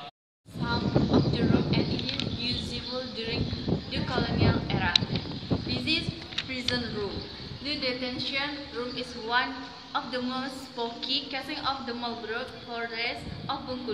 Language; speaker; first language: English; non-native, learner; Indonesian